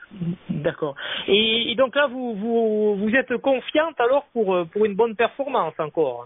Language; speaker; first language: French; native; French